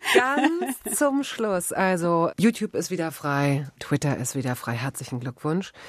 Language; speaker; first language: German; native; German